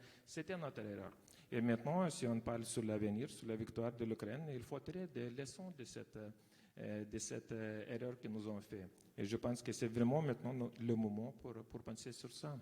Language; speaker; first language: French; non-native, fluent; Lithuanian